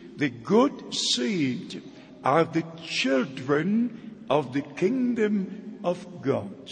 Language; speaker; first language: English; non-native, fluent; German